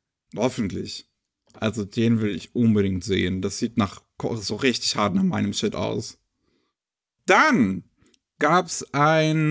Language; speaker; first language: German; native; German